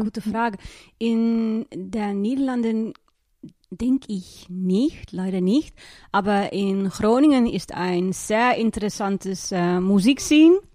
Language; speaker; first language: German; non-native, learner; Dutch